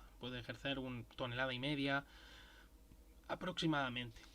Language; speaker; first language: Spanish; native; Spanish